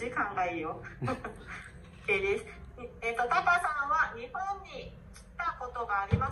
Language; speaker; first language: Japanese; non-native, learner; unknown